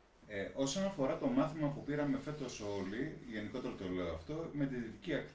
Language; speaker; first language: Greek; native; Greek